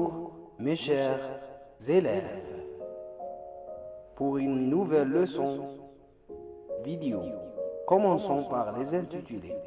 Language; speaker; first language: French; non-native, local second language; Arabic